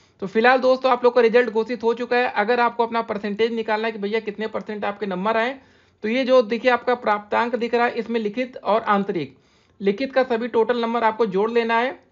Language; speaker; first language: Hindi; native; Hindi